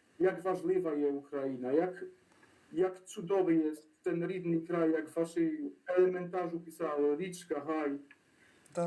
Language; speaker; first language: Polish; non-native, learner; Ukrainian